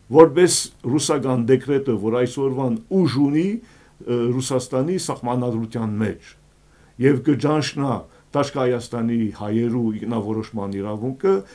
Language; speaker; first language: Armenian; early bilingual, heritage; Armenian